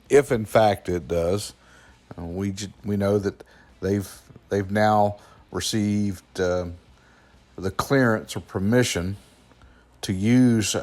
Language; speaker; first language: English; native; English